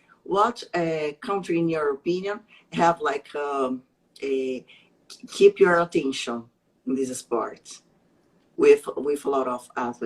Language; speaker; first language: English; non-native, learner; Portuguese